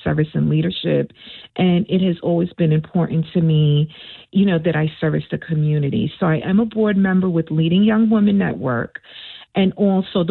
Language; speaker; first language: English; native; English